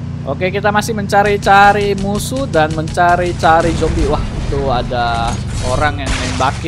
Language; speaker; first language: Indonesian; native; Indonesian